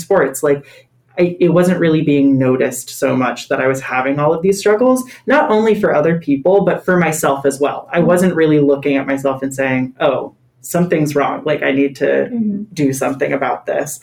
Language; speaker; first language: English; native; English